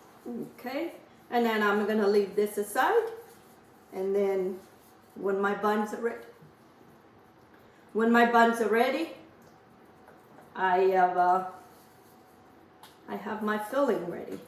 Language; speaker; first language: English; non-native, fluent; Portuguese